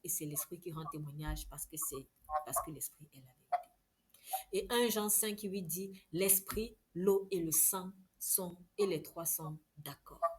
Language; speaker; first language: French; native; French